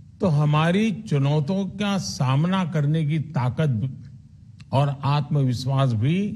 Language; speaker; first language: Hindi; non-native, local second language; Gujarati